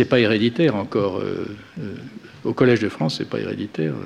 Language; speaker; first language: French; native; French